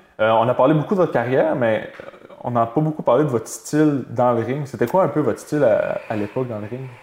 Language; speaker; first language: French; native; French